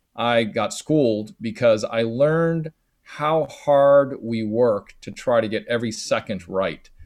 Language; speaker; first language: English; native; English